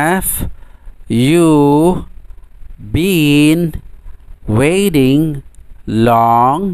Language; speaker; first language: English; non-native, fluent; Indonesian